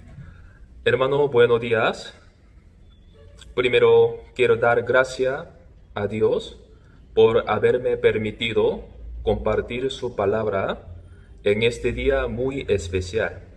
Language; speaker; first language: Spanish; non-native, fluent; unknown